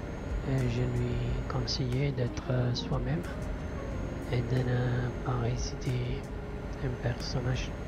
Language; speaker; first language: French; non-native, learner; Italian